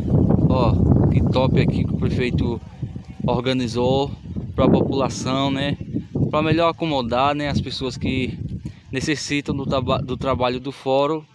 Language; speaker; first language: Portuguese; native; Portuguese